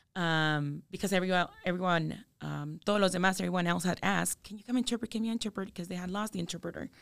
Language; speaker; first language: English; native; English